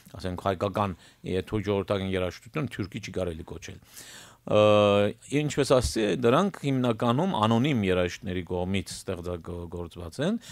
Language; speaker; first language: Armenian; early bilingual, heritage; Armenian